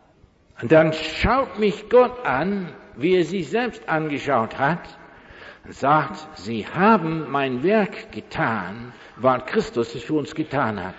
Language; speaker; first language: German; non-native, fluent; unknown